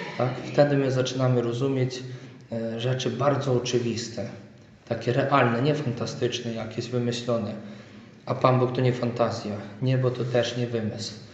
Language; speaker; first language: Polish; native; Polish